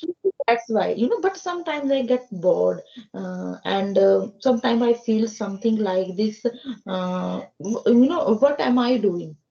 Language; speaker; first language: English; non-native, learner; Hindi